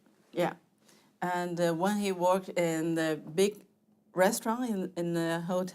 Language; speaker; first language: English; non-native, learner; Chinese